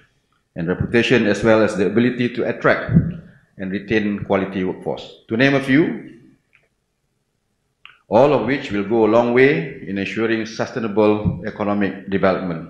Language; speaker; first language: English; non-native, local second language; Malay